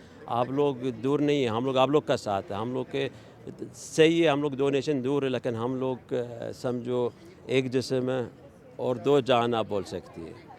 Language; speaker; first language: Hindi; non-native, fluent; Arabic